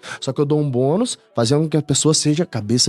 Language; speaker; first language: Portuguese; native; Portuguese